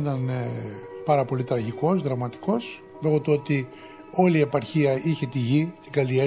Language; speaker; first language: Greek; native; Greek